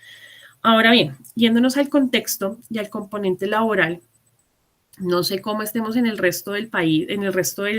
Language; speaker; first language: Spanish; native; Spanish